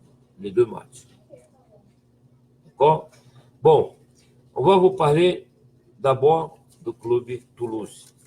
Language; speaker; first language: French; non-native, fluent; Portuguese